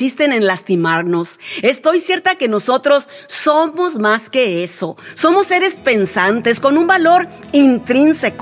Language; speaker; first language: Spanish; native; Spanish